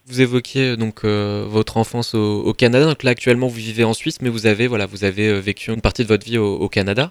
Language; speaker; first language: French; native; French